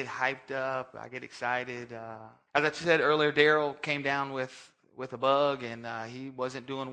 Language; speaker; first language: English; native; English